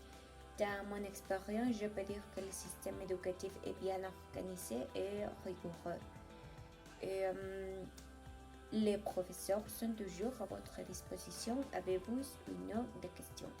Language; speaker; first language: French; non-native, learner; Spanish